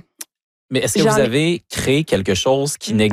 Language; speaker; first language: French; native; French